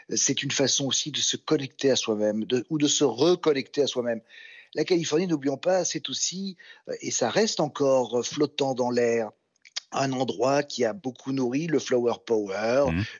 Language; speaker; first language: French; native; French